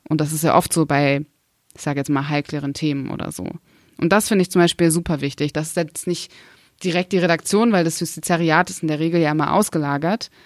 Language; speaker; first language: German; early bilingual, other home language; Kurdish